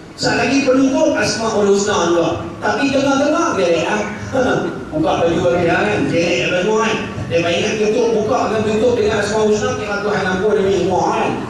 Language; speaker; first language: Malay; native; Malay